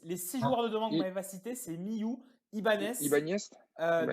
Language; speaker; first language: French; native; French